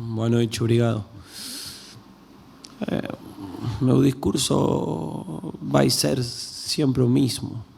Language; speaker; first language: Portuguese; non-native, learner; Spanish